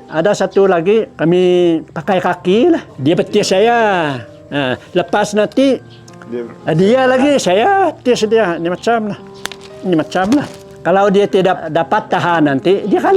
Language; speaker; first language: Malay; non-native, local second language; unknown